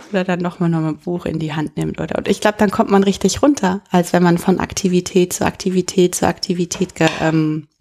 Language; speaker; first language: German; native; German